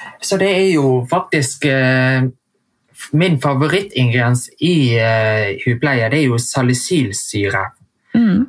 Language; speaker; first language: Norwegian; early bilingual, heritage; Vietnamese